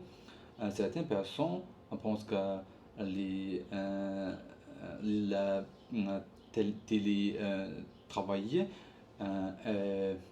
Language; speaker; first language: French; non-native, learner; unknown